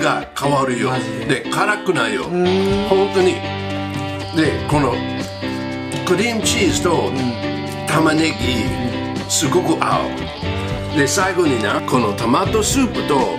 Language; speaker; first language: Japanese; non-native, learner; English